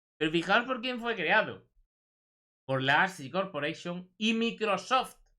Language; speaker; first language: Spanish; native; Spanish